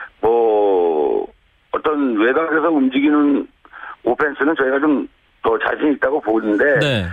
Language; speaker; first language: Korean; native; Korean